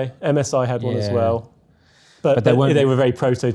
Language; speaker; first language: English; native; English